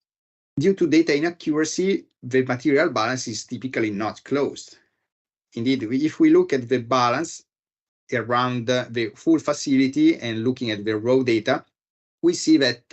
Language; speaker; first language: English; non-native, fluent; Italian